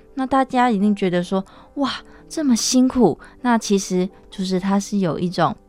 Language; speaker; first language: Chinese; native; Chinese